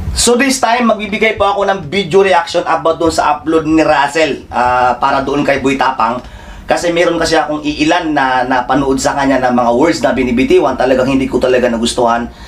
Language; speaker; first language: Filipino; non-native, local second language; Cebuano